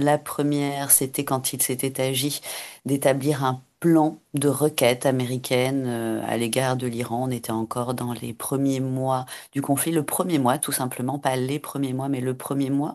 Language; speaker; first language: French; native; French